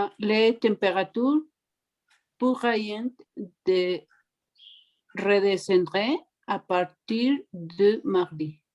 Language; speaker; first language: French; non-native, learner; Spanish